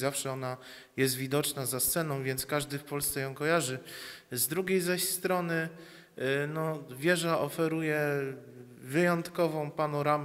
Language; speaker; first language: Polish; native; Polish